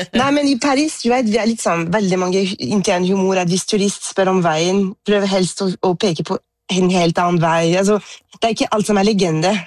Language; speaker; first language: Norwegian; non-native, fluent; French